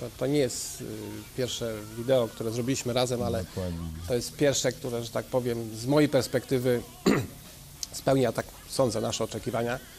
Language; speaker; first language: Polish; native; Polish